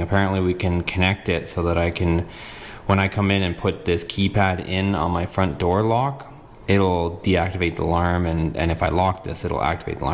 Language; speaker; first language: English; native; English